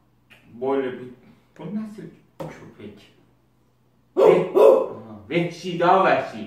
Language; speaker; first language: Turkish; non-native, learner; Azerbaijani